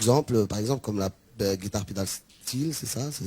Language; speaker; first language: French; non-native, local second language; Arabic